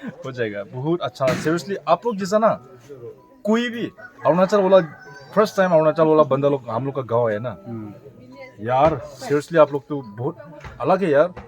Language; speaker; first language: Hindi; non-native, local second language; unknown